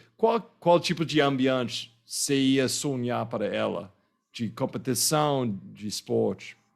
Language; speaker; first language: Portuguese; non-native, fluent; English